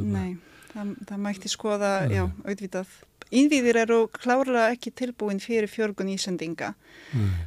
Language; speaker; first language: Icelandic; non-native, fluent; Polish